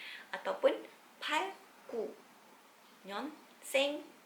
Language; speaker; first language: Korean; non-native, fluent; Malay